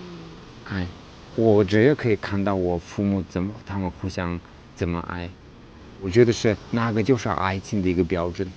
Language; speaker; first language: Chinese; non-native, fluent; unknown